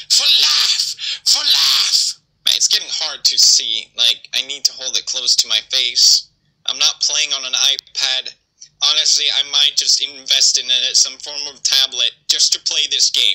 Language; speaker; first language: English; native; English